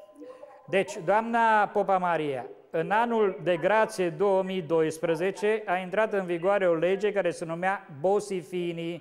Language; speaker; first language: Romanian; native; Romanian